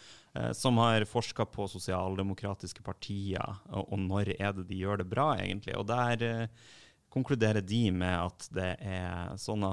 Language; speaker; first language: Norwegian; native; Norwegian